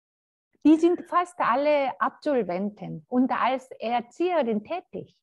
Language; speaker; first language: German; non-native, fluent; Korean